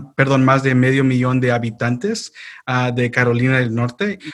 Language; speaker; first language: Spanish; early bilingual, heritage; Spanish